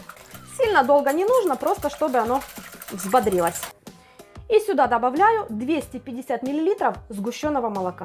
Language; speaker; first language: Russian; native; Russian